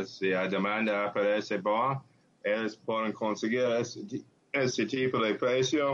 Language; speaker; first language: Portuguese; non-native, learner; English